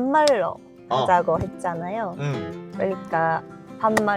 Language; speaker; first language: Korean; non-native, learner; Japanese